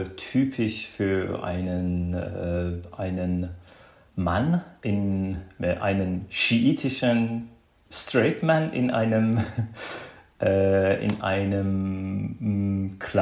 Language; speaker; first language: German; non-native, fluent; Persian